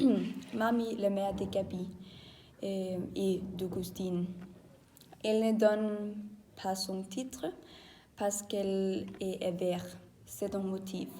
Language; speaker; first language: French; non-native, learner; Danish